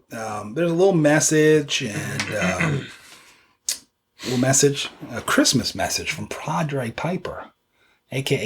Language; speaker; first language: English; native; English